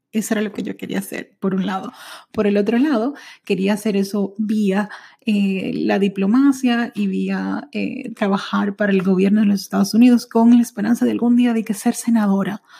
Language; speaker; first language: Spanish; early bilingual, heritage; Spanish